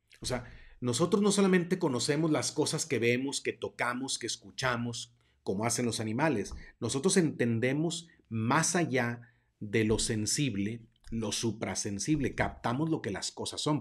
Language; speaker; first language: Spanish; native; Spanish